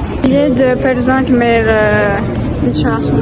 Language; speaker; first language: Armenian; early bilingual, heritage; Armenian